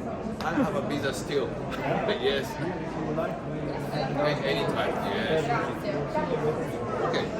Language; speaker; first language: English; non-native, learner; Japanese